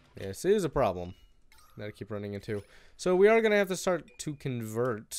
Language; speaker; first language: English; native; English